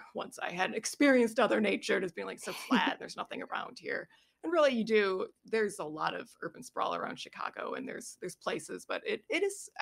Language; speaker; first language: English; native; English